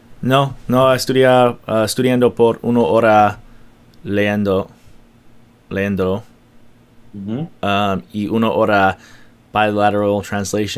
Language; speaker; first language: Spanish; non-native, learner; English